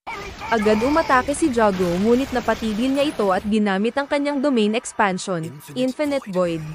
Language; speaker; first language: Filipino; native; Filipino